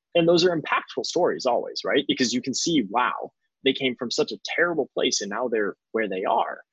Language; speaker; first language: English; native; English